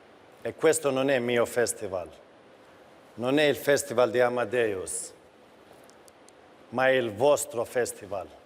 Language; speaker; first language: Italian; non-native, fluent; Swedish